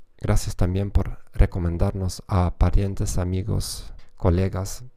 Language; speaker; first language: Spanish; non-native, fluent; German